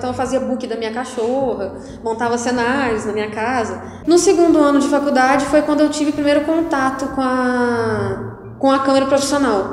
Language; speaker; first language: Portuguese; native; Portuguese